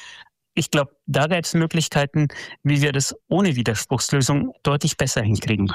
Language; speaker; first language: German; native; German